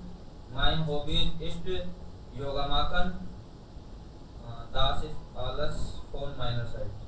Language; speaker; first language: German; non-native, learner; Hindi